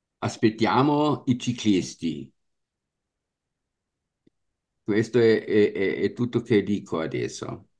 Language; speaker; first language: Italian; non-native, learner; German